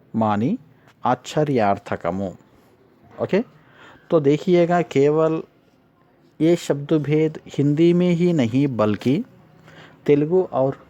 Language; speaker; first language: Hindi; non-native, local second language; Telugu